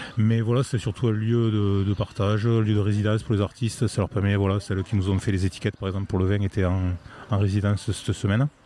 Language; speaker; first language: French; native; French